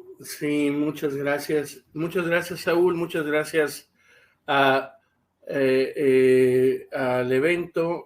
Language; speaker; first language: Spanish; native; Spanish